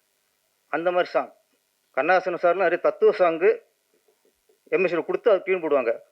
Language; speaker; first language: Tamil; native; Tamil